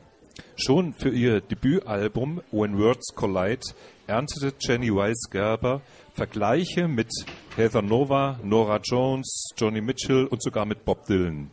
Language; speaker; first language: German; native; German